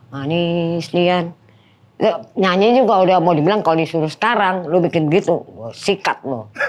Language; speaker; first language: Indonesian; non-native, fluent; Dutch